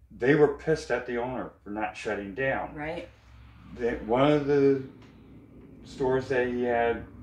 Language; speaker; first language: English; native; English